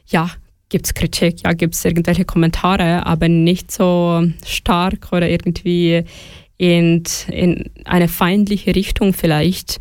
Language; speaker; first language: German; non-native, fluent; Ukrainian